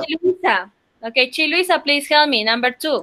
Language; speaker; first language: English; non-native, local second language; Spanish